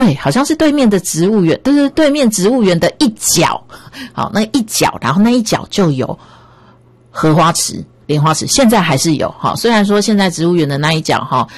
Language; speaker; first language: Chinese; native; Chinese